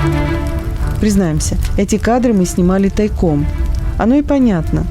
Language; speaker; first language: Russian; native; Russian